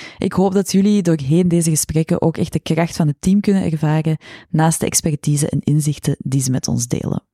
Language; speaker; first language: Dutch; native; Dutch